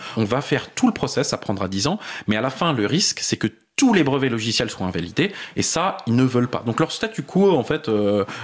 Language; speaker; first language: French; native; French